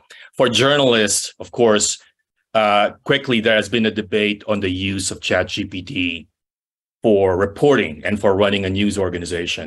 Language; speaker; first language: English; non-native, local second language; Filipino